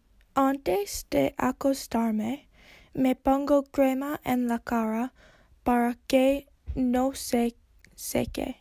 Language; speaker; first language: Spanish; non-native, learner; English